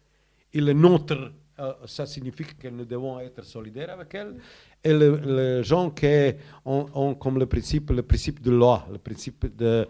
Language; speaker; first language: French; non-native, learner; Croatian